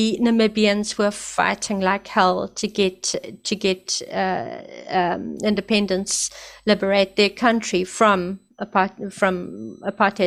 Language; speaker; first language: English; native; English